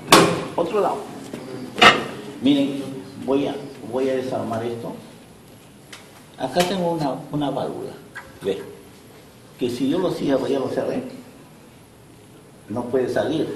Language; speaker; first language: Spanish; native; Spanish